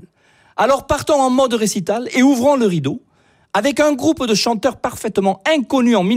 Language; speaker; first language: French; native; French